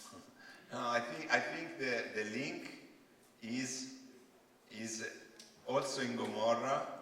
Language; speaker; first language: English; non-native, learner; Italian